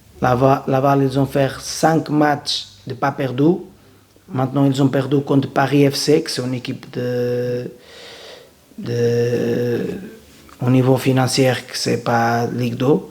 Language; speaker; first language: French; non-native, learner; Portuguese